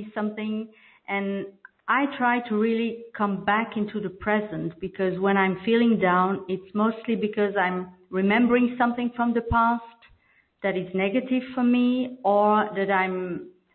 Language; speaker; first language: English; non-native, fluent; French